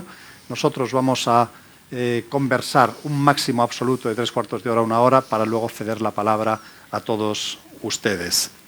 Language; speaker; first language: Spanish; native; Spanish